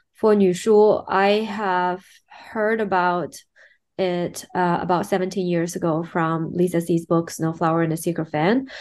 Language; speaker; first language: English; non-native, fluent; Chinese